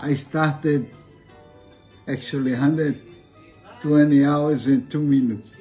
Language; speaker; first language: English; non-native, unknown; Portuguese